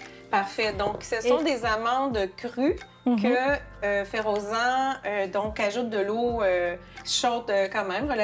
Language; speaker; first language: French; native; French